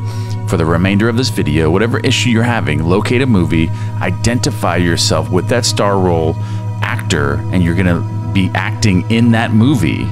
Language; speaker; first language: English; native; English